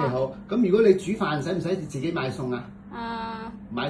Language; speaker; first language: Cantonese; native; Cantonese